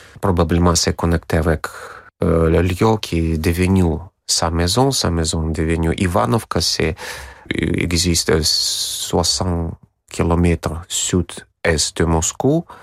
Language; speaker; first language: French; non-native, learner; Russian